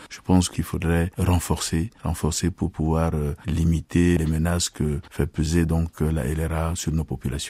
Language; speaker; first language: French; non-native, local second language; Sango